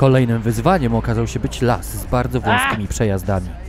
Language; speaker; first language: Polish; native; Polish